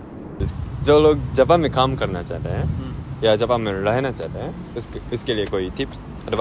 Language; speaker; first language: Hindi; non-native, fluent; Japanese